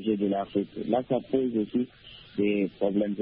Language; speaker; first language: French; non-native, local second language; Luba-Lulua